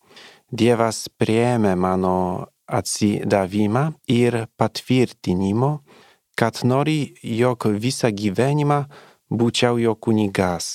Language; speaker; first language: Lithuanian; non-native, learner; Polish